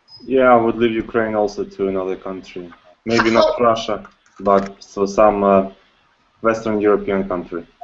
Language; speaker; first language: English; non-native, fluent; Russian